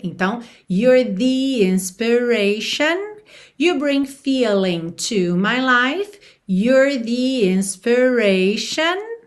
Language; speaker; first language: English; non-native, fluent; Portuguese